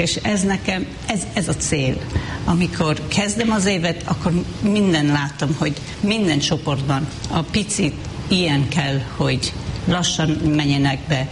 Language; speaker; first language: Hungarian; non-native, fluent; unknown